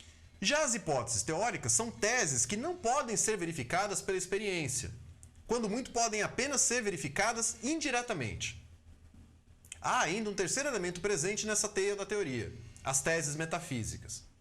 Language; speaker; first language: Portuguese; native; Portuguese